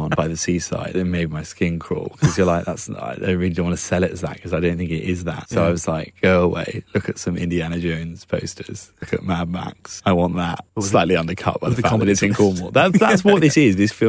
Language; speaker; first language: English; native; English